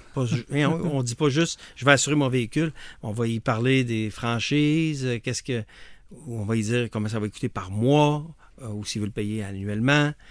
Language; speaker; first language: French; native; French